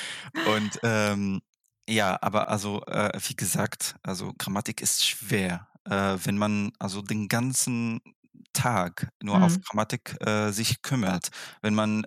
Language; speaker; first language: German; non-native, fluent; Arabic